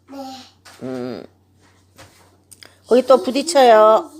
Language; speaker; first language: Korean; native; Korean